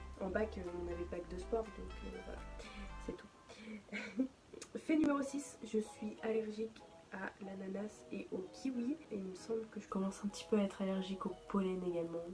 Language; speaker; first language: French; native; French